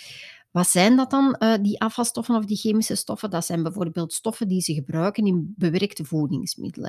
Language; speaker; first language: Dutch; native; Dutch